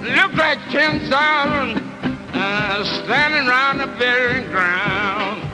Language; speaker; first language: English; native; English